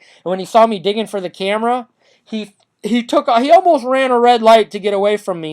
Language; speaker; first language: English; native; English